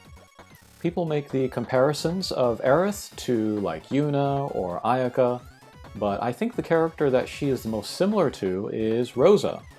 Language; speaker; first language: English; native; English